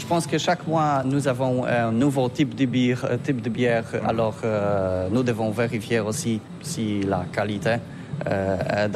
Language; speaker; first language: French; non-native, learner; Polish